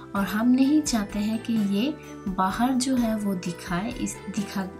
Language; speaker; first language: Hindi; non-native, local second language; Bangla